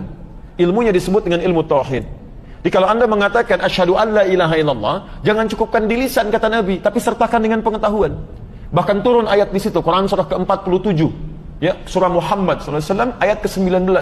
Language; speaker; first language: Indonesian; native; Indonesian